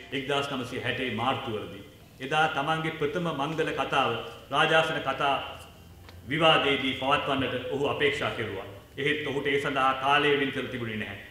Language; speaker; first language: Sinhala; non-native, local second language; Tamil